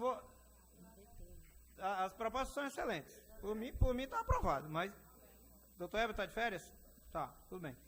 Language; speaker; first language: Portuguese; native; Portuguese